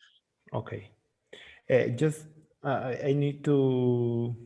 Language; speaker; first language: English; non-native, learner; Spanish